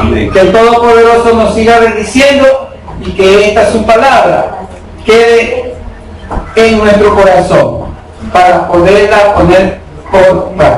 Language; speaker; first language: Spanish; native; Spanish